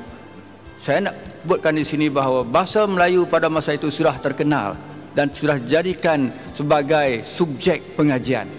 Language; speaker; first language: Malay; native; Malay